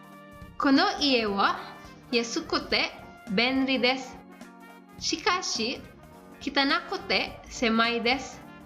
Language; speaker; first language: Japanese; non-native, fluent; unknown